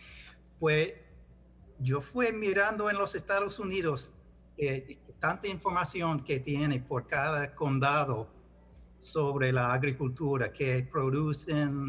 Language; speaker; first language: Spanish; non-native, fluent; English